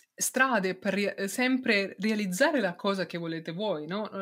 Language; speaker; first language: Italian; non-native, fluent; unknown